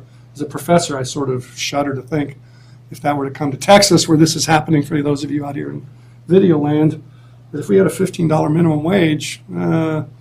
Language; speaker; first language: English; native; English